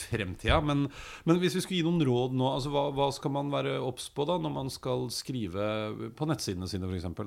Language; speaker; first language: Norwegian; native; Norwegian